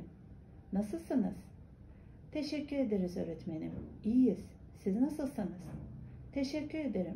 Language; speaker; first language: Turkish; non-native, fluent; Kazakh